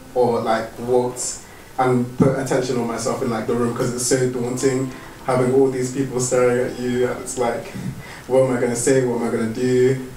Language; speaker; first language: English; non-native, fluent; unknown